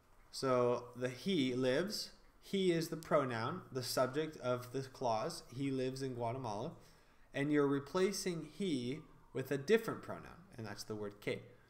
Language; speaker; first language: English; native; English